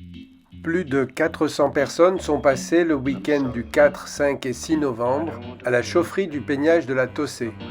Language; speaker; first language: French; native; French